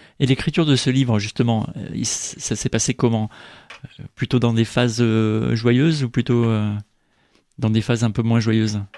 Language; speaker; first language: French; native; French